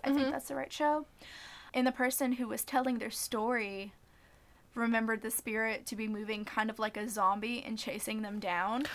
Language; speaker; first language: English; native; English